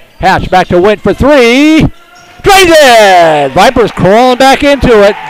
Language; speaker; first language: English; native; English